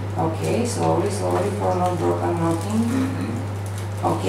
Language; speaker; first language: English; non-native, learner; Bulgarian